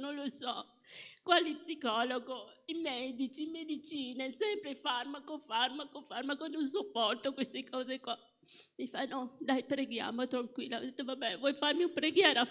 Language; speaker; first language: Italian; non-native, fluent; Morisyen